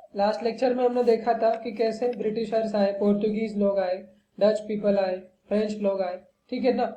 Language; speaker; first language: Hindi; non-native, local second language; Marathi